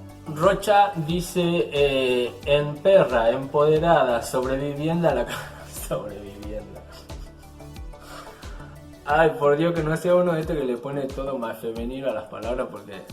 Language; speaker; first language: Spanish; native; Spanish